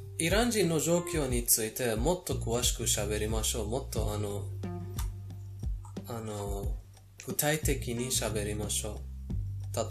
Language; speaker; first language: Japanese; non-native, fluent; Persian